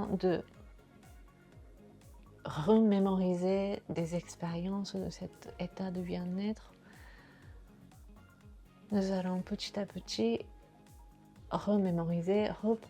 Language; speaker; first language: French; non-native, fluent; Japanese